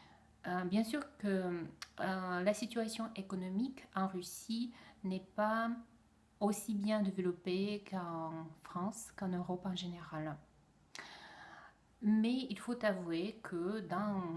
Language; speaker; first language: French; non-native, fluent; Russian